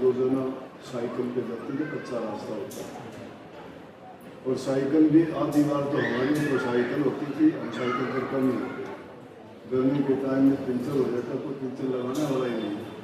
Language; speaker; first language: Hindi; native; Hindi